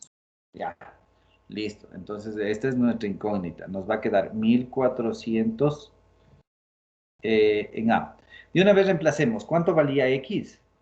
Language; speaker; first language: Spanish; native; Spanish